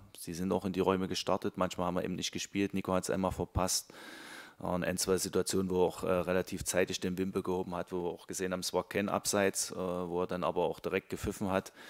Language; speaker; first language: German; native; German